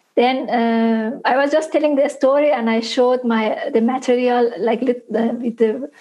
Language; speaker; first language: English; non-native, fluent; Persian